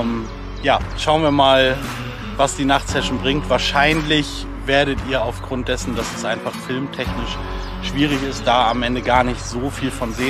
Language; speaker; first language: German; native; German